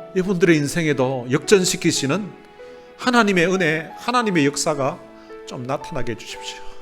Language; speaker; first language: Korean; native; Korean